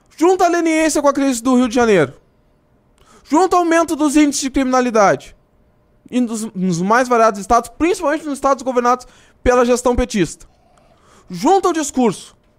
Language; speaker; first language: Portuguese; native; Portuguese